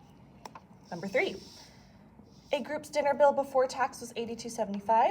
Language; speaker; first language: English; native; English